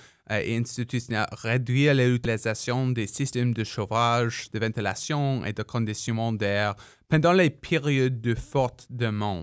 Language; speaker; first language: French; non-native, local second language; English